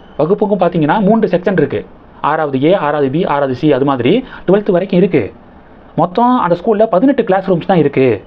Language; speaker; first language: Tamil; native; Tamil